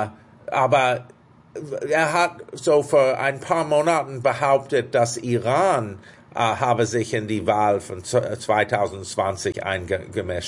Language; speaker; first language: German; non-native, fluent; English